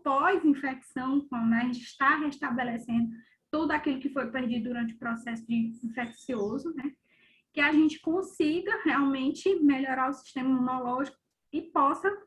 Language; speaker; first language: Portuguese; native; Portuguese